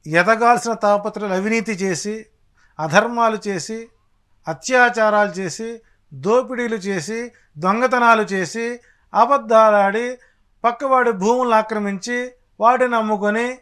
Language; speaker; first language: Telugu; native; Telugu